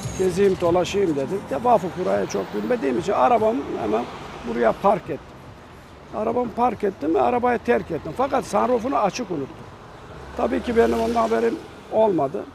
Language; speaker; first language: Turkish; native; Turkish